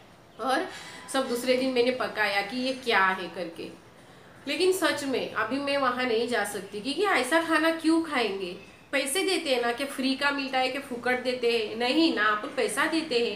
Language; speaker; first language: Hindi; native; Hindi